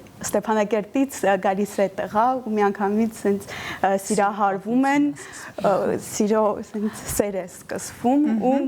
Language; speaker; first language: Armenian; native; Armenian